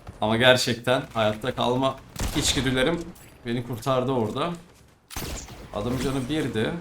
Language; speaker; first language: Turkish; native; Turkish